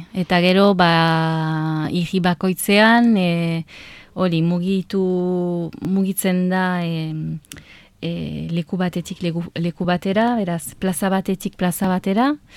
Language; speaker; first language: Basque; non-native, local second language; French